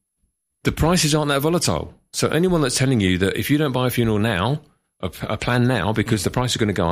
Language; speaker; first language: English; native; English